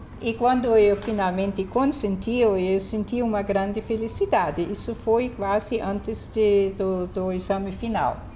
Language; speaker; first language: Portuguese; non-native, fluent; German